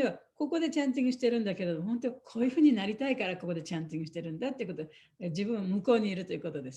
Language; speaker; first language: Japanese; native; Japanese